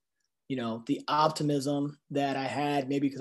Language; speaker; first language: English; native; English